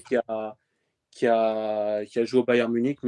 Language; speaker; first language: French; early bilingual, other home language; Persian